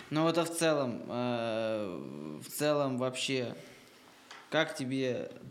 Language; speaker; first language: Russian; native; Russian